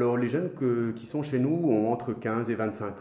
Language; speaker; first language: French; native; French